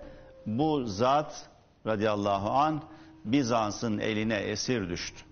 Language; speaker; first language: Turkish; native; Turkish